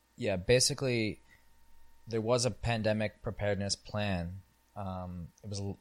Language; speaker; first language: English; native; English